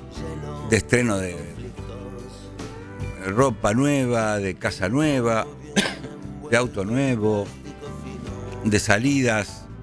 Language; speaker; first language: Spanish; native; Spanish